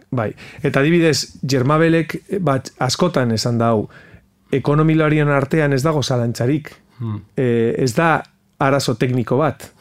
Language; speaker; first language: Basque; non-native, local second language; Spanish